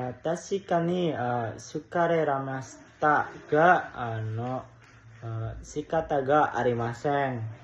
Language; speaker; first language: Japanese; non-native, learner; Indonesian